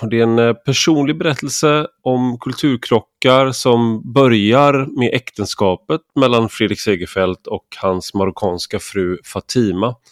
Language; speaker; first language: Swedish; native; Swedish